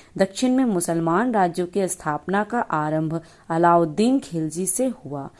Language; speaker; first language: Hindi; native; Hindi